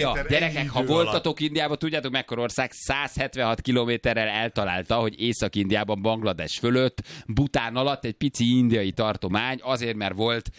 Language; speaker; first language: Hungarian; native; Hungarian